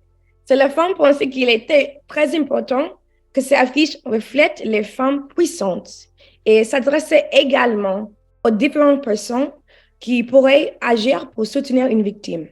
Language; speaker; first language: French; non-native, learner; English